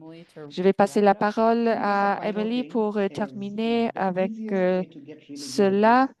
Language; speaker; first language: French; non-native, fluent; English